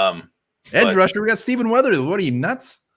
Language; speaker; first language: English; native; English